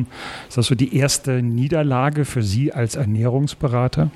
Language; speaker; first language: German; native; German